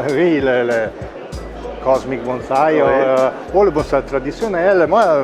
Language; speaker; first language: French; non-native, local second language; Italian